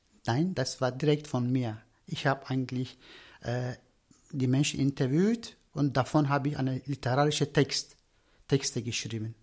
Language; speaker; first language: German; non-native, learner; Turkish